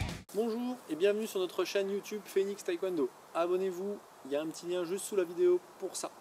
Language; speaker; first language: French; native; French